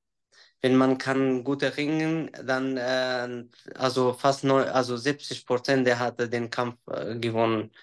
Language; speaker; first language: German; non-native, learner; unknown